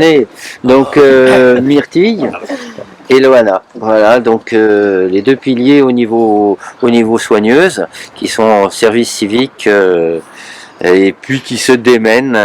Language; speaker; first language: French; native; French